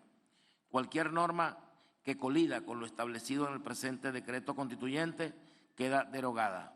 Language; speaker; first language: Spanish; native; Spanish